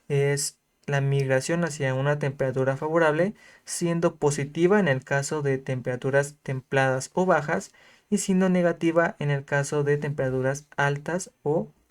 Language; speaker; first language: Spanish; native; Spanish